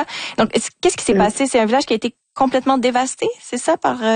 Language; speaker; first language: French; native; French